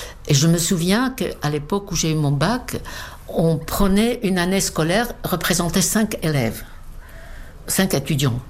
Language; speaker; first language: French; non-native, fluent; Czech